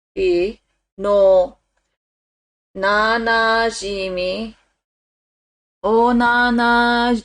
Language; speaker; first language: Japanese; non-native, learner; English